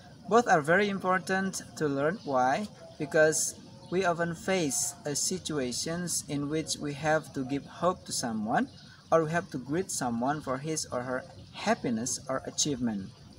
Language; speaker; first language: English; non-native, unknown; Indonesian